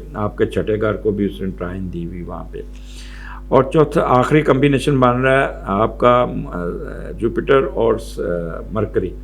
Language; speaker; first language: Urdu; non-native, local second language; Punjabi